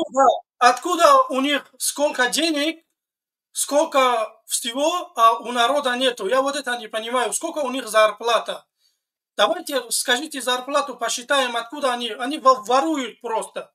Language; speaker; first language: Russian; non-native, fluent; Tajik